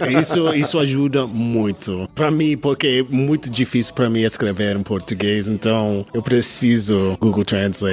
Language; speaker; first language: Portuguese; non-native, learner; English